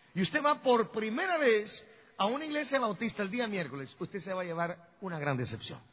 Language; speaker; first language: Spanish; native; Spanish